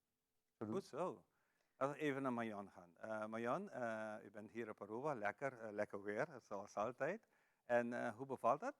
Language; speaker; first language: Dutch; non-native, local second language; Papiamento